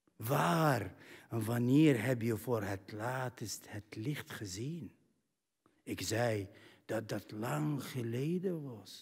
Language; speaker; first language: Dutch; non-native, fluent; Arabic